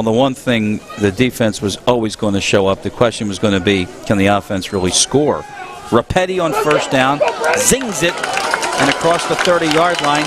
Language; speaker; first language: English; native; English